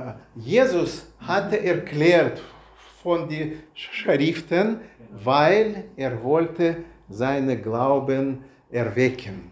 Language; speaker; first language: German; non-native, learner; Russian